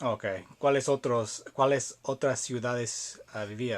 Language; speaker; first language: Spanish; non-native, fluent; English